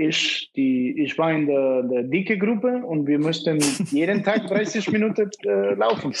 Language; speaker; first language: German; non-native, fluent; Spanish